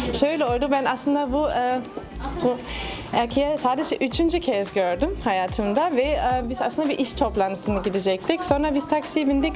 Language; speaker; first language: Turkish; non-native, fluent; German